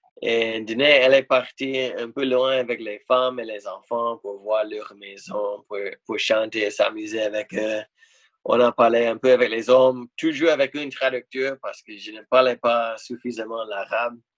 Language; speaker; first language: French; non-native, fluent; English